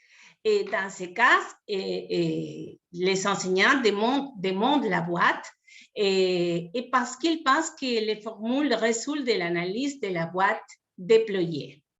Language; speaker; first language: French; non-native, fluent; Spanish